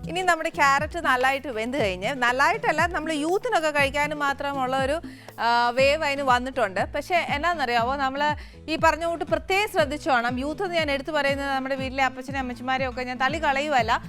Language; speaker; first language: Malayalam; native; Malayalam